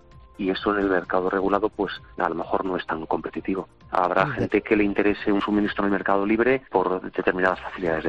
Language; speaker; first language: Spanish; native; Spanish